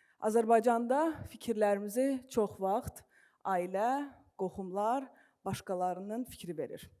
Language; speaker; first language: Azerbaijani; non-native, local second language; Russian